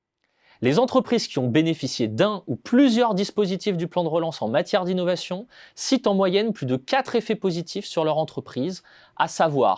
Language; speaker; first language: French; native; French